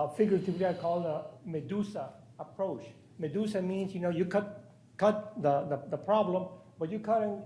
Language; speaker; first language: English; non-native, fluent; Spanish